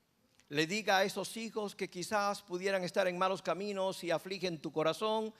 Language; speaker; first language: Spanish; native; Spanish